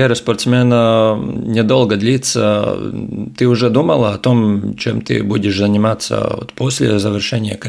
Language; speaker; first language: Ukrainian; non-native, learner; Russian